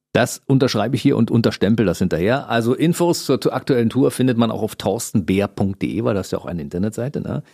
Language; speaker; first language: German; native; German